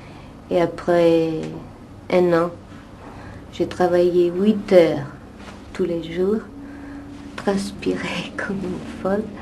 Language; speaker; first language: French; non-native, fluent; Italian